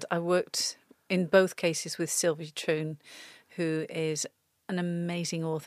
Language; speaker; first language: English; native; English